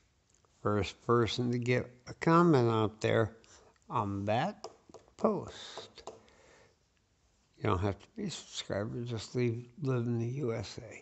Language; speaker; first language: English; native; English